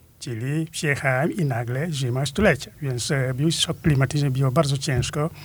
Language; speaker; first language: Polish; non-native, fluent; Fula